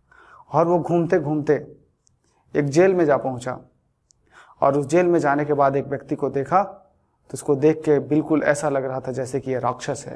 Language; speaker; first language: Hindi; native; Hindi